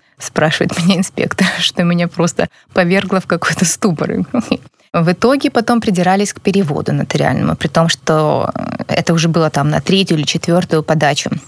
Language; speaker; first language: Russian; native; Russian